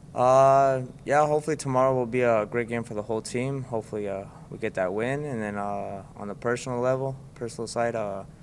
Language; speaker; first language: English; early bilingual, other home language; Spanish